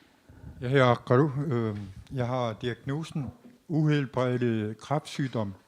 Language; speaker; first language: Danish; non-native, local second language; Kalaallisut